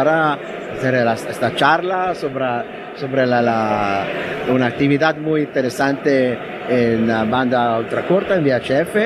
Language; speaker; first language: Spanish; non-native, learner; Italian